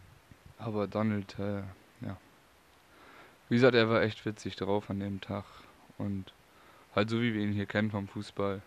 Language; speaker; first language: German; native; German